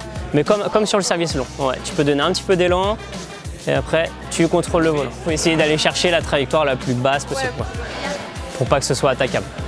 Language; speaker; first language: French; native; French